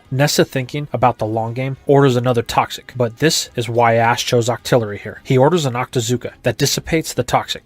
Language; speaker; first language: English; native; English